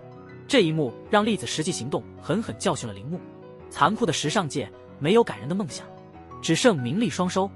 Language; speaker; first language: Chinese; native; Chinese